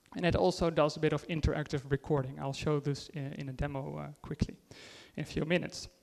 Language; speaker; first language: English; non-native, fluent; Dutch